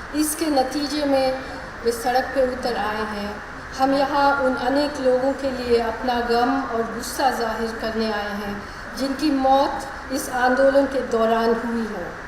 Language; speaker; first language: Hindi; non-native, local second language; English